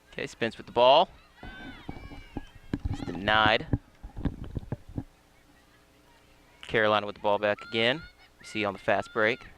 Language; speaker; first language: English; native; English